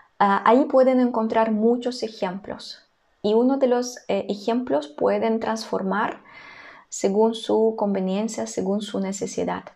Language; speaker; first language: Spanish; non-native, fluent; Russian